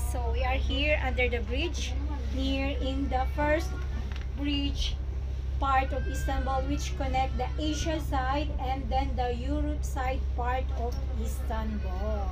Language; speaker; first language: English; non-native, local second language; Filipino